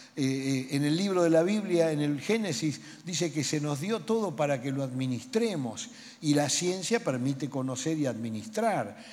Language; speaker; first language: Spanish; native; Spanish